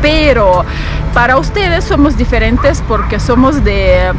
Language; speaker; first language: Spanish; non-native, fluent; Russian